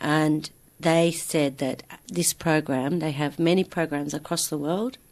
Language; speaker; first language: English; native; English